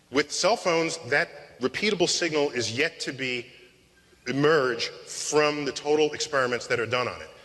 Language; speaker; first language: English; native; English